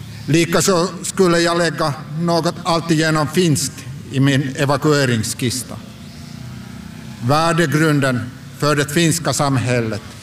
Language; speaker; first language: Swedish; non-native, local second language; Finnish